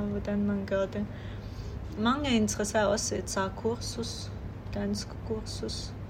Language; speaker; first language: Danish; non-native, fluent; Ukrainian